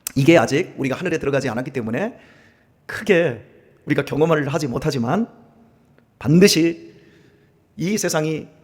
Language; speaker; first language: Korean; native; Korean